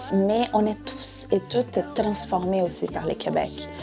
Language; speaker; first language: French; non-native, fluent; Portuguese